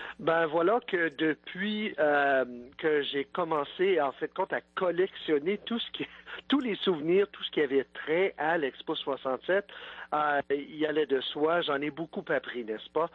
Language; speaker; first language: French; native; French